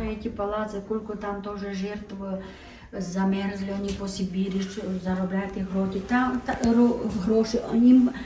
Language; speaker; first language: Ukrainian; non-native, local second language; Romanian